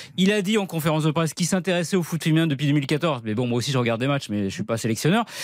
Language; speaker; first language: French; native; French